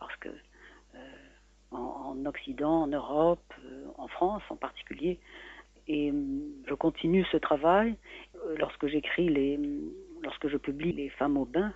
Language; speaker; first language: French; native; French